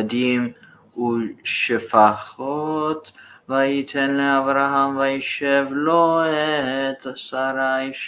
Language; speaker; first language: Hebrew; non-native, learner; English